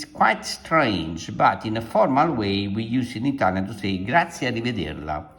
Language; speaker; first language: English; non-native, fluent; Italian